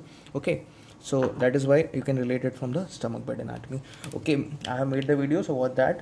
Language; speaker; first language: English; non-native, local second language; Hindi